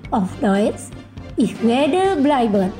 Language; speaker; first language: German; non-native, fluent; Indonesian